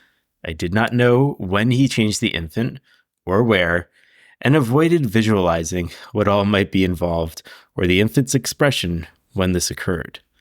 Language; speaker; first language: English; native; English